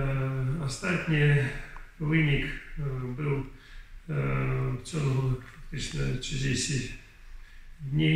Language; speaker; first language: Polish; non-native, learner; Russian